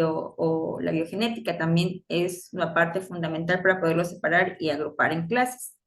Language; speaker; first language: Spanish; native; Spanish